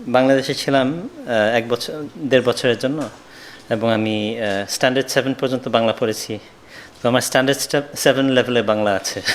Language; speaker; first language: Bangla; early bilingual, heritage; Bangla